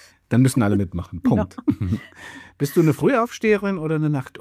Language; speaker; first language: German; native; German